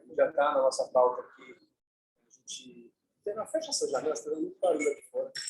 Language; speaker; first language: Portuguese; native; Portuguese